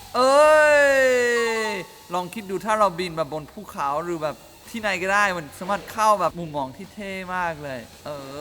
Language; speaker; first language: Thai; early bilingual, other home language; English